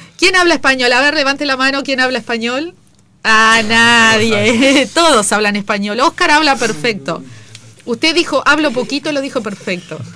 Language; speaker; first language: Spanish; native; Spanish